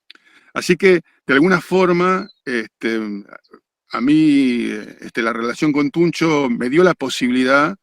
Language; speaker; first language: Spanish; native; Spanish